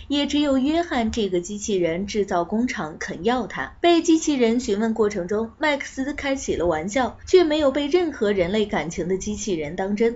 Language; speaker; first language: Chinese; native; Chinese